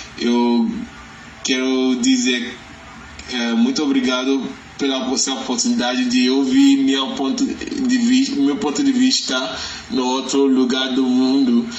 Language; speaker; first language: Portuguese; non-native, learner; Yoruba